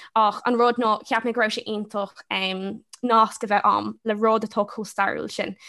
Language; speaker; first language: Irish; non-native, local second language; English